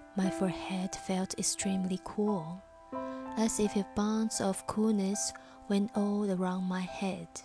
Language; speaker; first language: English; non-native, fluent; Chinese